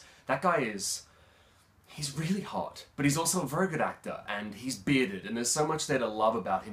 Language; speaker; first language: English; native; English